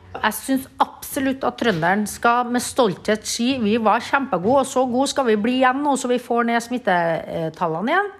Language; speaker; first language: Norwegian; native; Norwegian